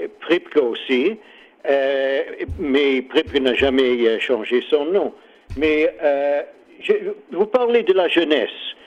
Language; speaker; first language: French; non-native, learner; English